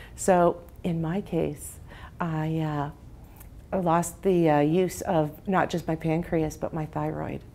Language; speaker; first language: English; native; English